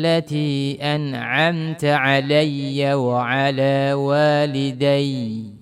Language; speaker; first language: Arabic; non-native, fluent; Indonesian